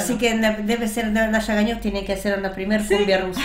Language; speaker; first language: Spanish; early bilingual, heritage; Russian